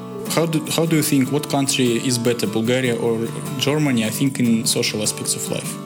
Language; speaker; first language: English; non-native, learner; Russian